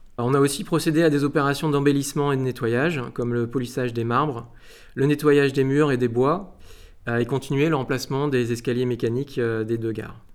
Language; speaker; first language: French; native; French